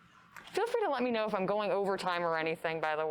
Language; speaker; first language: English; native; English